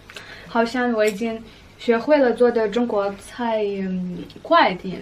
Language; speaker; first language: Chinese; non-native, learner; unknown